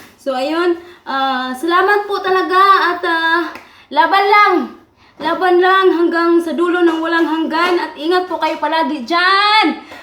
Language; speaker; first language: Filipino; non-native, local second language; Cebuano